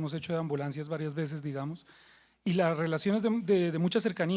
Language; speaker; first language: Spanish; native; Spanish